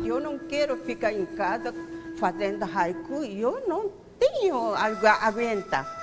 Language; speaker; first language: Portuguese; non-native, learner; Japanese